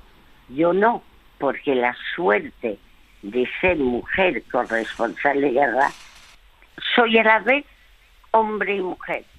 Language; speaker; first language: Spanish; early bilingual, other home language; French